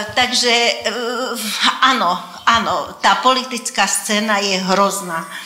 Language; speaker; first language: Slovak; non-native, local second language; Hungarian